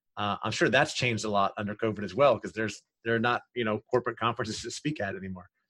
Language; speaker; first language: English; native; English